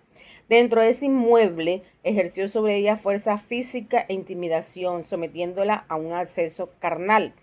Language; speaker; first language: Spanish; native; Spanish